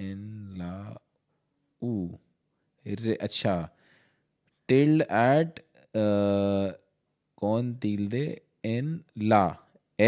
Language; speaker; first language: Spanish; non-native, learner; Hindi